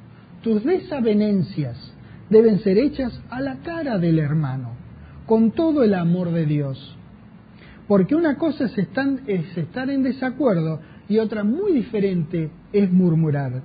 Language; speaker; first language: Spanish; native; Spanish